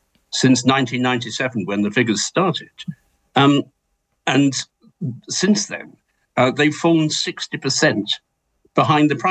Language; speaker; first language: English; native; English